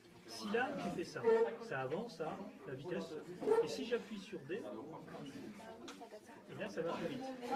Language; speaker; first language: French; native; French